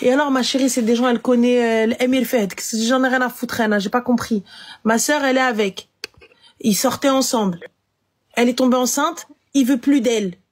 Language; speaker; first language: French; native; French